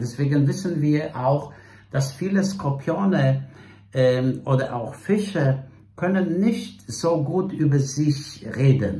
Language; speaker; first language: German; non-native, fluent; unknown